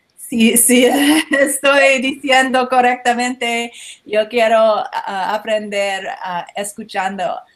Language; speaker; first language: Spanish; non-native, learner; English